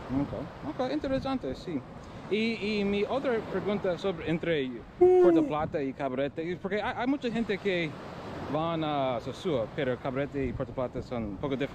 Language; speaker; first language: Spanish; non-native, learner; English